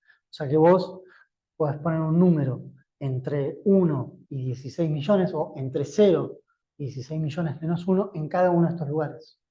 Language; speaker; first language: Spanish; native; Spanish